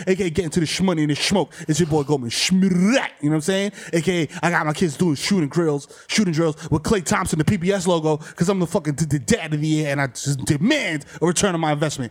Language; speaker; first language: English; native; English